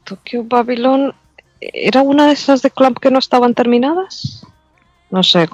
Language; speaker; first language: Spanish; native; Spanish